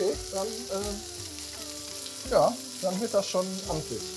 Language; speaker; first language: German; native; German